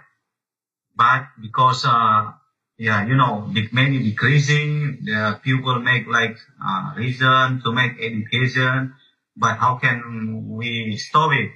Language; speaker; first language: English; non-native, learner; Indonesian